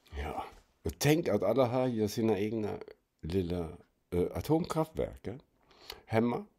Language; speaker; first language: Swedish; non-native, fluent; German